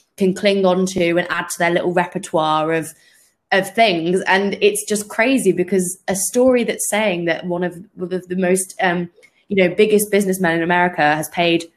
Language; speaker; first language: English; native; English